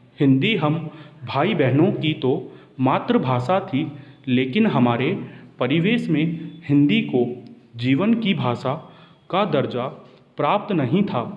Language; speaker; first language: Hindi; native; Hindi